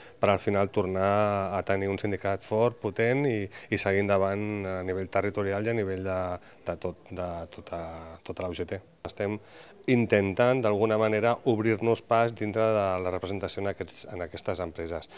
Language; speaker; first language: Catalan; native; Catalan